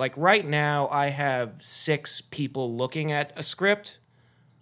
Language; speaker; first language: English; native; English